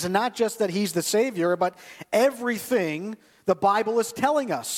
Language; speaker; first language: English; native; English